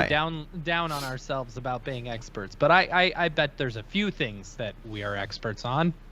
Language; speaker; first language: English; native; English